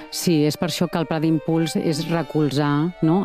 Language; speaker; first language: Catalan; native; Catalan